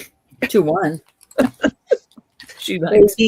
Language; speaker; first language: English; native; English